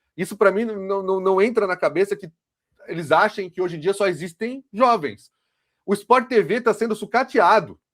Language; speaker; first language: Portuguese; native; Portuguese